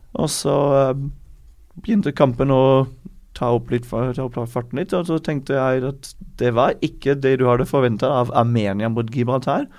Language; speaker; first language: Norwegian; non-native, fluent; German